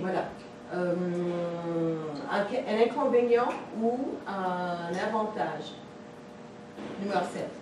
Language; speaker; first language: French; non-native, fluent; English